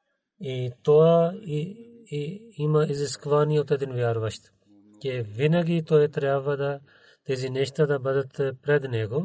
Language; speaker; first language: Bulgarian; non-native, learner; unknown